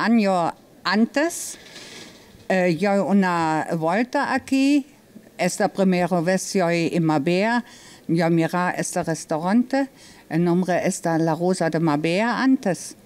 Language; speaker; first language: Spanish; non-native, learner; German